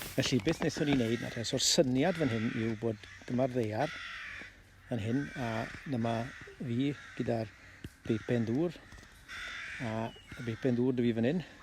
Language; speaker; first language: Welsh; native; Welsh